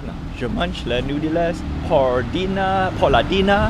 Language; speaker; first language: French; non-native, learner; English